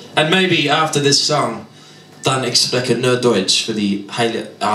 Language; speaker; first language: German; non-native, learner; English